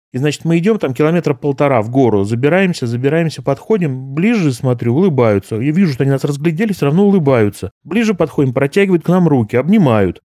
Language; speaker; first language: Russian; native; Russian